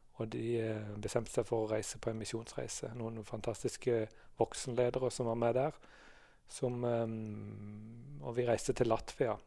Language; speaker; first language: Norwegian; native; Norwegian